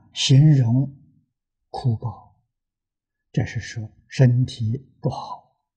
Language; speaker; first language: Chinese; native; Chinese